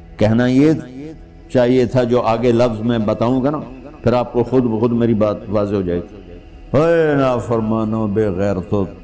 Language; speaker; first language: Urdu; non-native, local second language; Punjabi